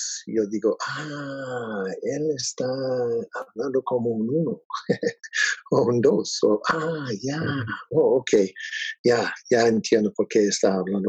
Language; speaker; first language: Spanish; non-native, learner; English